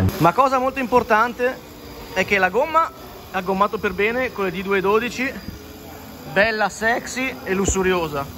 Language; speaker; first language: Italian; native; Italian